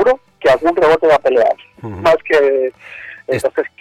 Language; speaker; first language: Spanish; native; Spanish